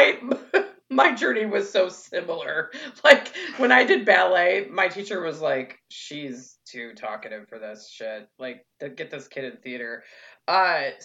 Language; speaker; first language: English; native; English